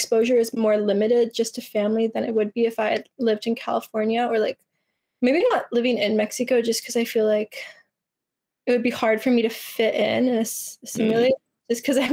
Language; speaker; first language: English; early bilingual, other home language; Spanish